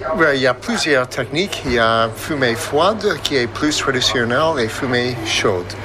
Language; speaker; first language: French; non-native, fluent; English